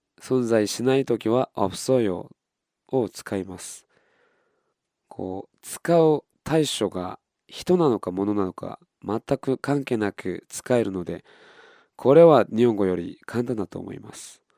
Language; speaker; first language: Japanese; non-native, fluent; Korean